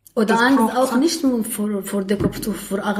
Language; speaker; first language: German; non-native, learner; Arabic